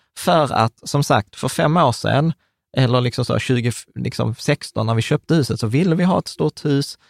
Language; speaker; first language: Swedish; early bilingual, other home language; Czech